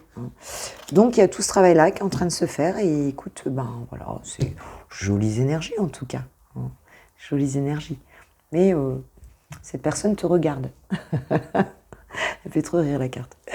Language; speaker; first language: French; native; French